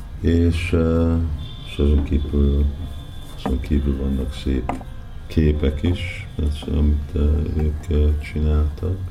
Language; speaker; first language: Hungarian; early bilingual, heritage; Hungarian